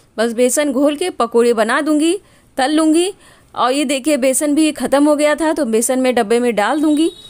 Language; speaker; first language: Hindi; native; Hindi